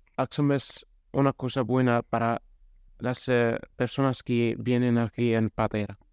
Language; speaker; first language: Spanish; non-native, learner; Arabic